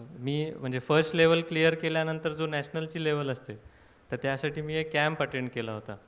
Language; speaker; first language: Marathi; native; Marathi